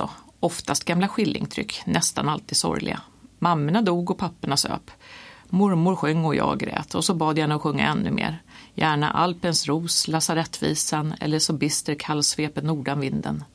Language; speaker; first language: Swedish; native; Swedish